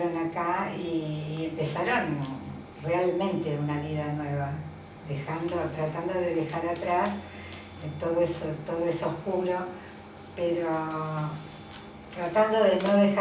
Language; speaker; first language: Spanish; early bilingual, other home language; Italian